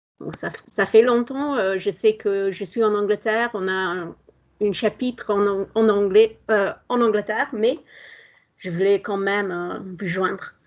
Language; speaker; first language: French; non-native, fluent; English